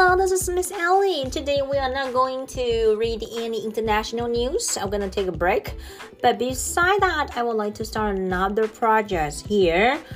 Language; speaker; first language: English; non-native, fluent; Chinese